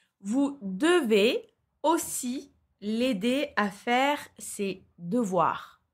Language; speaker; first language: French; non-native, fluent; Turkish